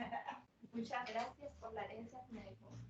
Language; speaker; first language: Spanish; native; Spanish